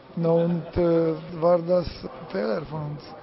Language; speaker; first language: German; non-native, learner; Czech